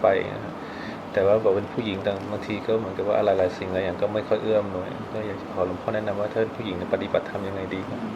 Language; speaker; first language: Thai; native; Thai